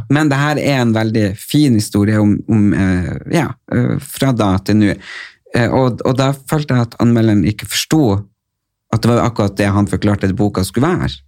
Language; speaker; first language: Norwegian; native; Norwegian